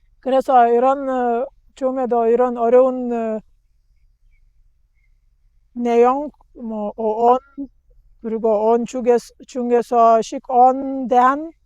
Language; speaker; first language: Korean; non-native, learner; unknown